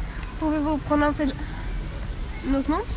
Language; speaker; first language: French; non-native, learner; Icelandic